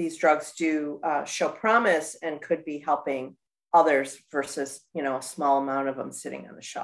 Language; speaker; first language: English; native; English